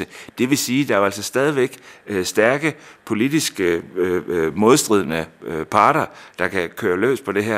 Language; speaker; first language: Danish; native; Danish